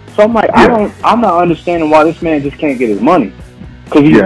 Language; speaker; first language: English; native; English